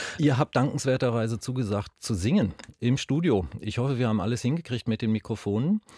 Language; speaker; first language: German; native; German